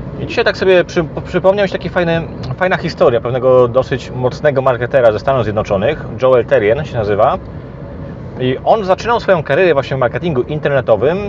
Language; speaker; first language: Polish; native; Polish